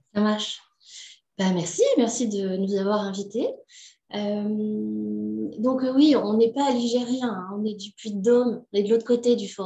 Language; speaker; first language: French; native; French